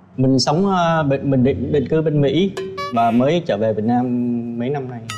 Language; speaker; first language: Vietnamese; native; Vietnamese